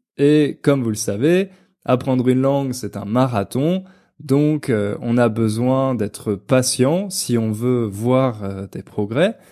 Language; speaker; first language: French; native; French